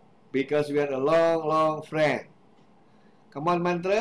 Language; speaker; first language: English; non-native, fluent; Indonesian